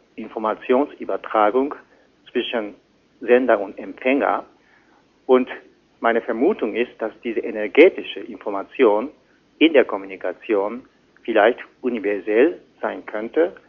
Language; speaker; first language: German; non-native, fluent; Japanese